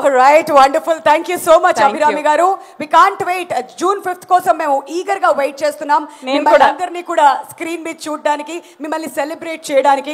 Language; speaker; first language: Telugu; native; Telugu